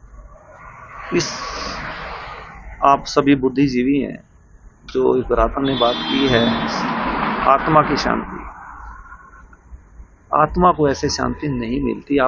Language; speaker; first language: Hindi; native; Hindi